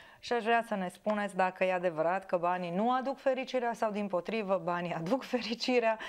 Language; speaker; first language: Romanian; native; Romanian